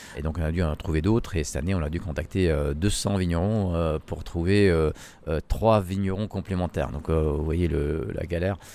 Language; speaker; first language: French; non-native, local second language; Arabic